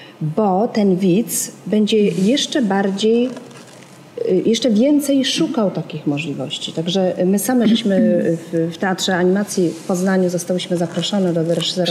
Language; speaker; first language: Polish; native; Polish